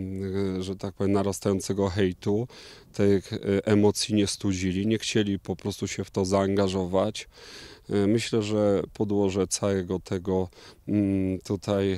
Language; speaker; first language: Polish; native; Polish